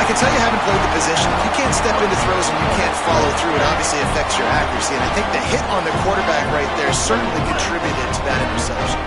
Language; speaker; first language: English; native; English